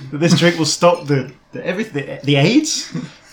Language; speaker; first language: English; native; English